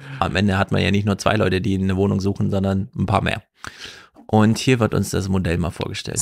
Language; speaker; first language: German; native; German